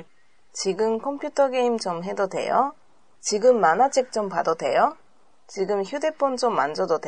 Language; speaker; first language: Korean; non-native, learner; Japanese